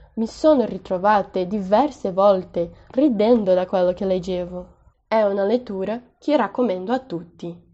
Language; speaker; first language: Italian; non-native, learner; Portuguese